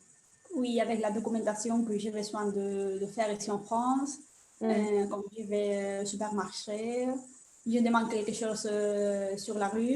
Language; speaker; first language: French; non-native, learner; Spanish